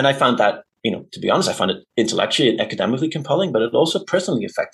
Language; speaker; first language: English; non-native, fluent; Dutch